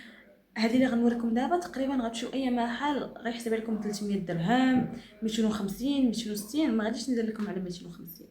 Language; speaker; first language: Arabic; native; Arabic